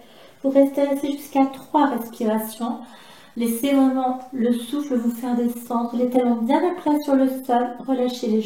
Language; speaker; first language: French; native; French